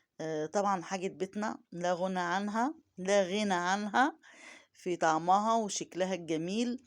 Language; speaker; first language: Arabic; native; Arabic